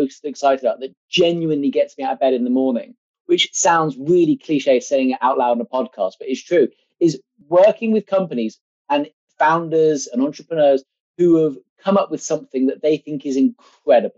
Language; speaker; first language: English; native; English